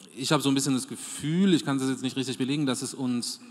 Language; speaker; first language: German; native; German